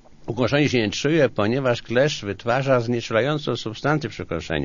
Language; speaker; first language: Polish; native; Polish